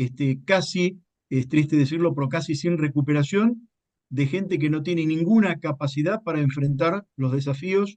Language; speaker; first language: Spanish; native; Spanish